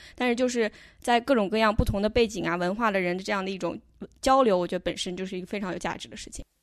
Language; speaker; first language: Chinese; native; Chinese